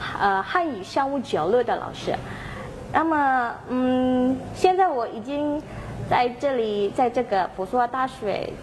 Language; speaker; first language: Chinese; non-native, fluent; Indonesian